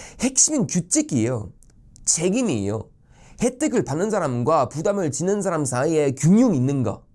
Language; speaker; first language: Korean; non-native, fluent; Swedish